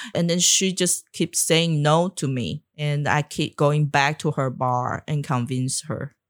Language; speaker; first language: English; non-native, fluent; Chinese